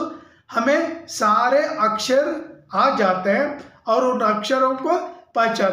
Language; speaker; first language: Hindi; non-native, local second language; Kannada